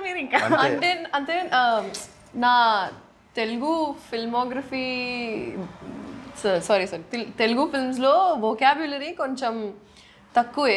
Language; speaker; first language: Telugu; non-native, local second language; Urdu